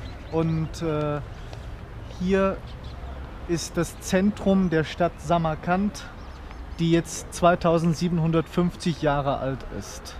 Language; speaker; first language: German; non-native, fluent; Uzbek